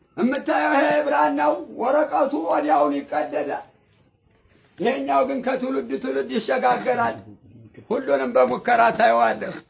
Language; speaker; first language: Amharic; native; Amharic